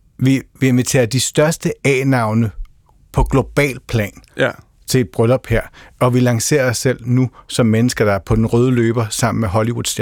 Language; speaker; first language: Danish; native; Danish